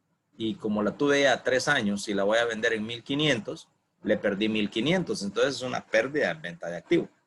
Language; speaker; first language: Spanish; native; Spanish